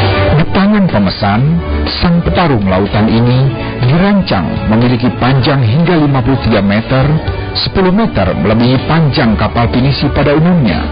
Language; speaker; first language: Indonesian; native; Indonesian